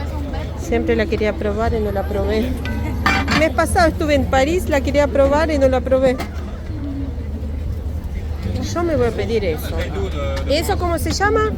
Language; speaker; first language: Spanish; non-native, fluent; Russian